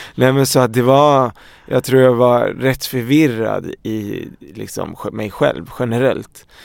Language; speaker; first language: Swedish; early bilingual, other home language; Arabic